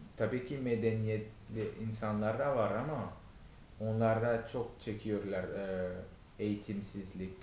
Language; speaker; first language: Turkish; non-native, fluent; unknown